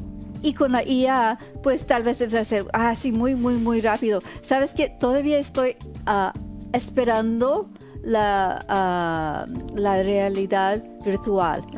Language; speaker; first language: Spanish; early bilingual, heritage; Spanish